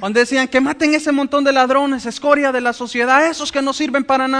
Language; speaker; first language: Spanish; native; Spanish